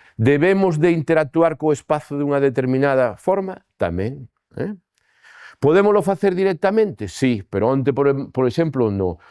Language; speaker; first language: Galician; native; Galician